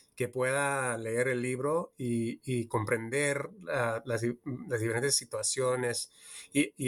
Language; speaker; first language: Spanish; early bilingual, heritage; Spanish